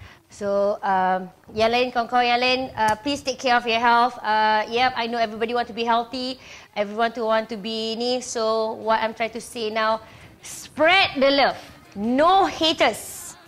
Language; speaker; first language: English; non-native, local second language; Malay